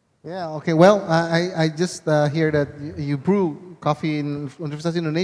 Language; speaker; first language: English; non-native, fluent; Indonesian